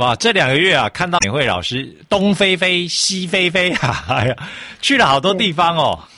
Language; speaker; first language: Chinese; native; Chinese